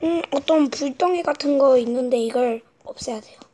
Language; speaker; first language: Korean; native; Korean